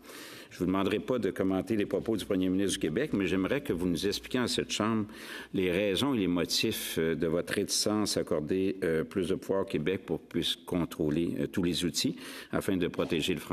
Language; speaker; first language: French; native; French